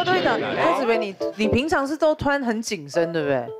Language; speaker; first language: Chinese; native; Chinese